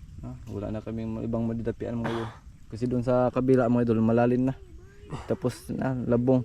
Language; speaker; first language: Filipino; non-native, local second language; Cebuano